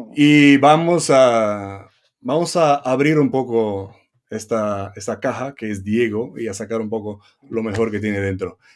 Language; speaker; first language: Spanish; non-native, fluent; Romanian